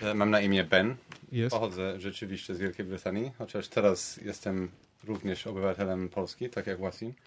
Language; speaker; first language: Polish; non-native, fluent; English